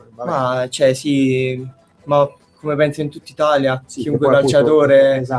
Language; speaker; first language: Italian; native; Italian